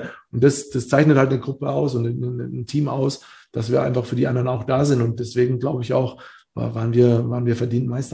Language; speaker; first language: German; native; German